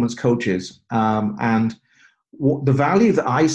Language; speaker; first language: English; native; English